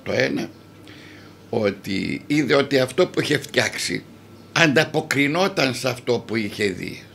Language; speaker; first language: Greek; native; Greek